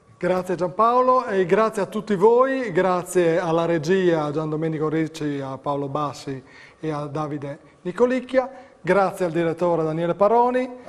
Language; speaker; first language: Italian; native; Italian